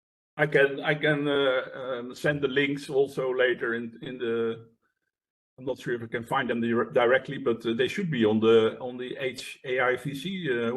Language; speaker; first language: English; non-native, fluent; Dutch